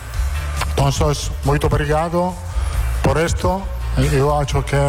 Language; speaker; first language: Portuguese; non-native, learner; Italian